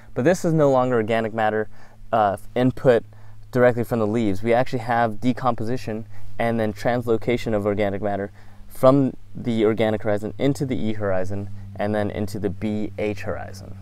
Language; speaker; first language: English; native; English